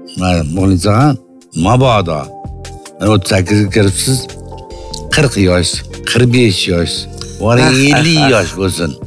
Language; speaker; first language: Uzbek; native; Uzbek